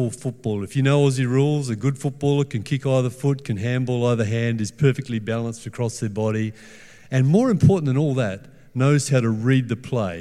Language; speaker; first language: English; native; English